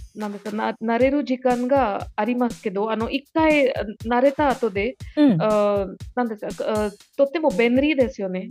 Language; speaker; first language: Japanese; non-native, learner; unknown